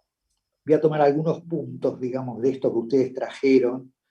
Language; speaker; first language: Spanish; native; Spanish